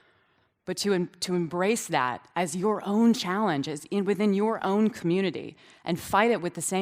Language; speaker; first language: English; native; English